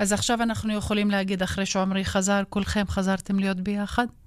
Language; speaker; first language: Hebrew; non-native, local second language; Arabic